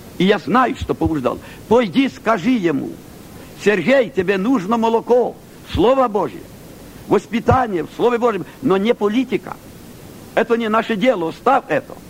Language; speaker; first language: Russian; non-native, local second language; Ukrainian